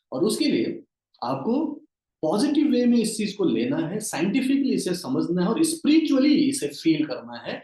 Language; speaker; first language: Hindi; native; Hindi